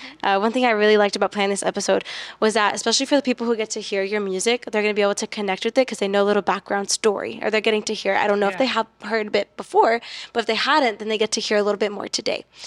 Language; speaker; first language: English; early bilingual, other home language; Spanish